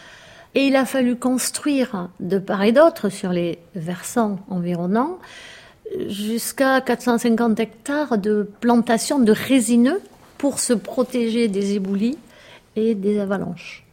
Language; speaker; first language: French; native; French